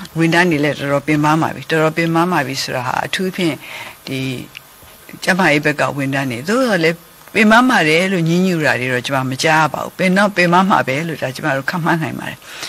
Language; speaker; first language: Burmese; native; Burmese